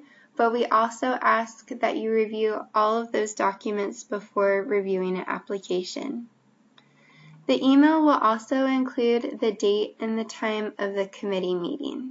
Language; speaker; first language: English; native; English